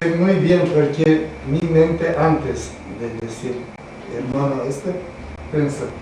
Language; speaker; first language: Spanish; non-native, learner; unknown